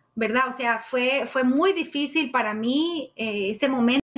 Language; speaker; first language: Spanish; native; Spanish